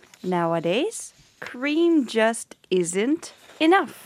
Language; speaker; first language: English; native; English